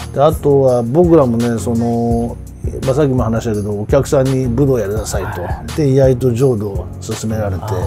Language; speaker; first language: Japanese; native; Japanese